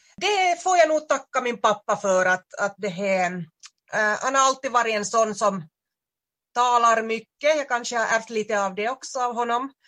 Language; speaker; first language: Swedish; native; Swedish